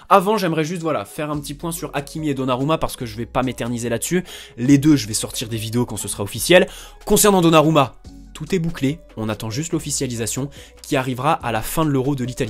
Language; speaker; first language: French; native; French